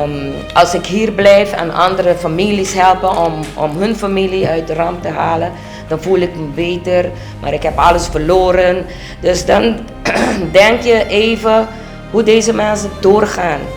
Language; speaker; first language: Dutch; non-native, local second language; Papiamento